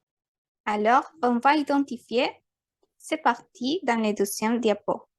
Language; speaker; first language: French; non-native, fluent; Spanish